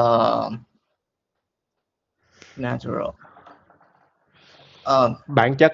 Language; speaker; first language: English; non-native, learner; Vietnamese